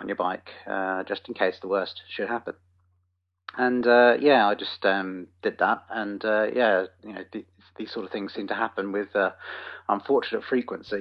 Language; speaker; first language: English; native; English